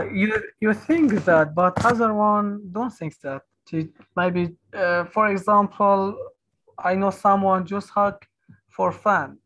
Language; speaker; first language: English; non-native, learner; Kurdish